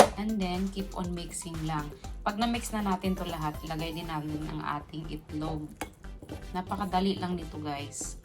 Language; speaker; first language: Filipino; non-native, local second language; Cebuano